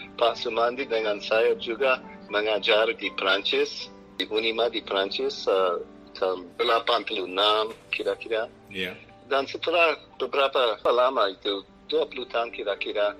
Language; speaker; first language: Indonesian; non-native, fluent; English